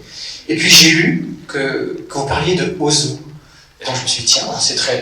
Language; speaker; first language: French; native; French